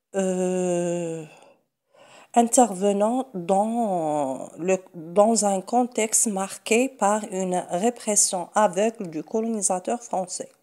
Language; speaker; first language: French; non-native, local second language; Arabic